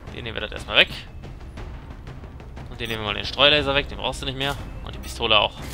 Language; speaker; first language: German; native; German